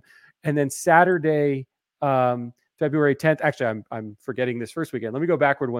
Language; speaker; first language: English; native; English